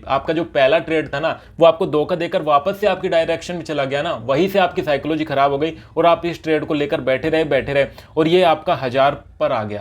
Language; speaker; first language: Hindi; native; Hindi